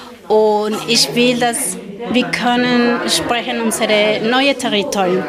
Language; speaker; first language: German; non-native, learner; Spanish